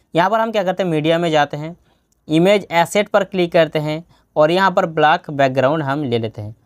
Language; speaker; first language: Hindi; non-native, local second language; Bangla